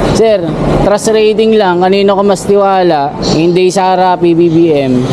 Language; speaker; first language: Filipino; native; Filipino